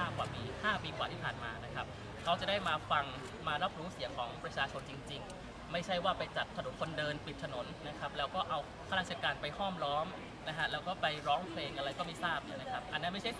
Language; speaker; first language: Thai; native; Thai